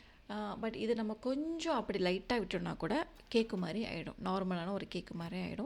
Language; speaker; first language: Tamil; native; Tamil